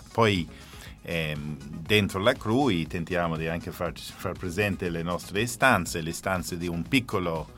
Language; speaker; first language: Italian; non-native, fluent; English